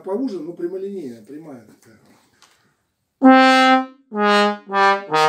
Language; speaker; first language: Russian; native; Russian